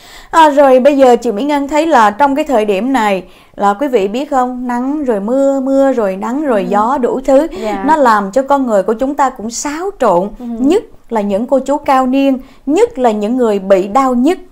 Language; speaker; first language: Vietnamese; native; Vietnamese